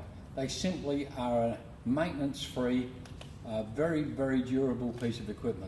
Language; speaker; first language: English; native; English